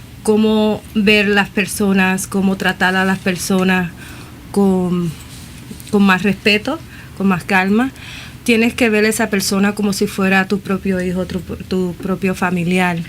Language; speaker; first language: Spanish; early bilingual, other home language; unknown